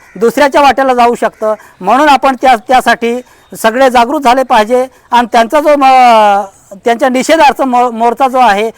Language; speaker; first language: Marathi; non-native, local second language; Bhili